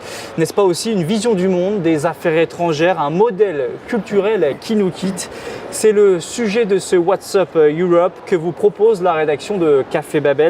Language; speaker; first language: French; native; French